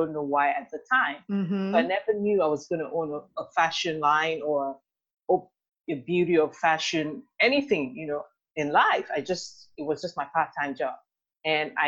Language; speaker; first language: English; non-native, local second language; Igbo